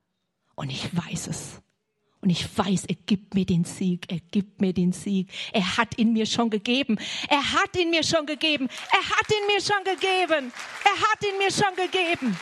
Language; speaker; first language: German; native; German